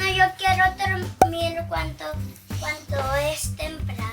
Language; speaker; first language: Spanish; early bilingual, other home language; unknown